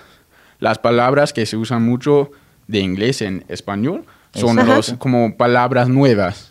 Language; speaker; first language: Spanish; non-native, fluent; English